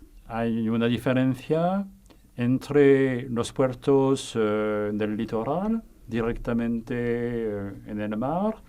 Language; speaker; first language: Spanish; non-native, fluent; French